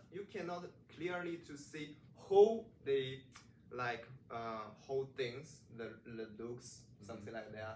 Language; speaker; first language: English; non-native, learner; Chinese